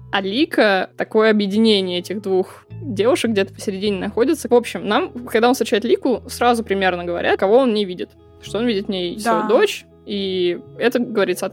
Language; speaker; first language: Russian; native; Russian